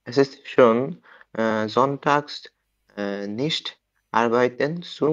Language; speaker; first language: German; non-native, learner; Bangla